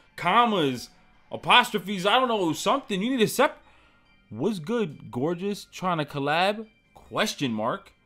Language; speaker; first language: English; native; English